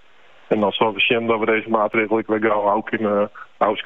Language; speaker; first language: Dutch; non-native, local second language; Western Frisian